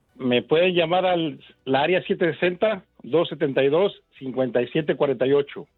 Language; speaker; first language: Spanish; native; Spanish